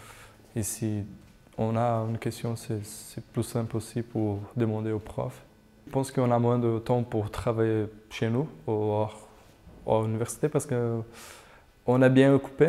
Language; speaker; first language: French; non-native, fluent; Portuguese